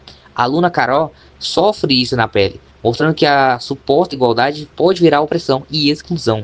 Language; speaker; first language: Portuguese; native; Portuguese